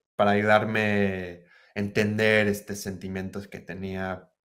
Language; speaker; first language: Spanish; early bilingual, heritage; Spanish